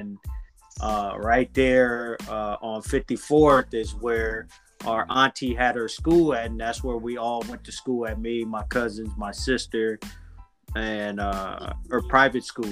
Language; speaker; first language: English; native; English